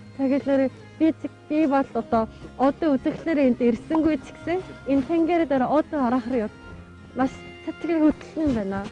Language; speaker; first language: Mongolian; non-native, fluent; Korean